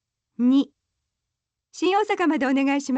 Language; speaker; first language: Japanese; non-native, learner; Hindi